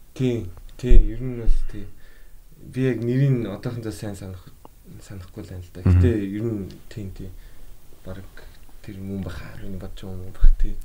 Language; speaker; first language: Mongolian; early bilingual, heritage; Mongolian